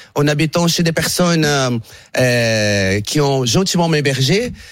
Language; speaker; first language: French; non-native, fluent; Portuguese